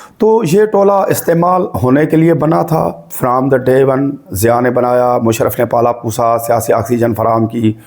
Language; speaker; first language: Urdu; non-native, local second language; Sindhi